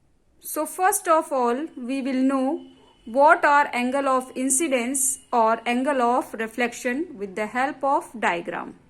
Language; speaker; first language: English; non-native, local second language; Hindi